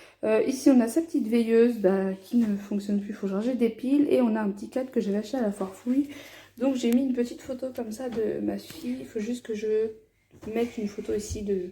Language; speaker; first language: French; native; French